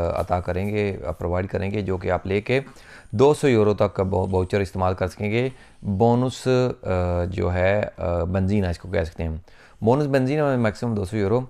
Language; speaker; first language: Urdu; non-native, local second language; Punjabi